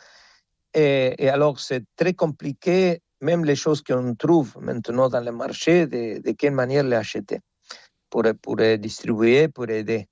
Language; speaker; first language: French; non-native, fluent; Spanish